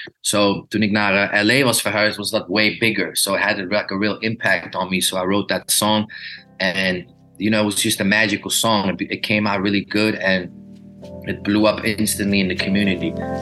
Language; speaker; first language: English; early bilingual, other home language; Dutch